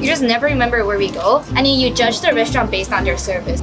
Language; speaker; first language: English; non-native, fluent; Japanese